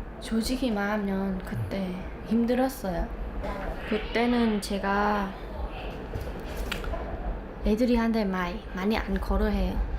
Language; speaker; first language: Korean; non-native, learner; Vietnamese